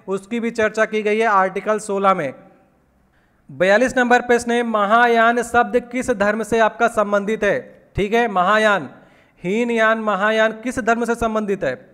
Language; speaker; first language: Hindi; native; Hindi